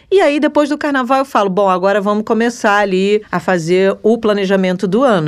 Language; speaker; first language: Portuguese; native; Portuguese